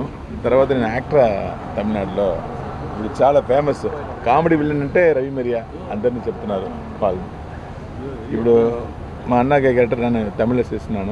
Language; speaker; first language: Telugu; non-native, learner; Tamil